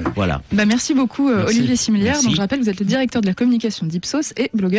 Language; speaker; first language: French; native; French